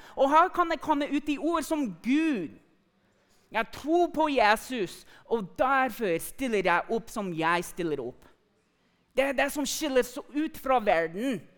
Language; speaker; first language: Norwegian; non-native, fluent; English